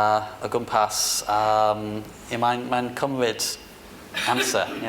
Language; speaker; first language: Welsh; non-native, fluent; English